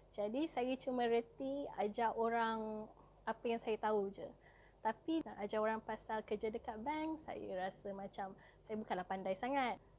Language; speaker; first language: Malay; native; Malay